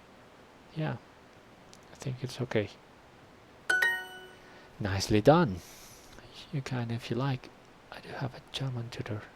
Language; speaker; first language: English; non-native, fluent; Spanish